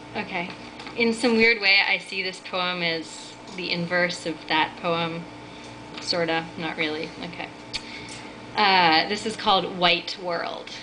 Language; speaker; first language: English; native; English